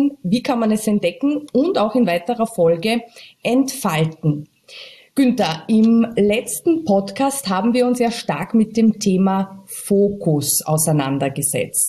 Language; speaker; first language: German; native; German